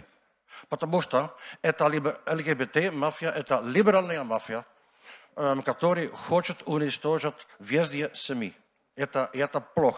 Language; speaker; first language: Russian; non-native, learner; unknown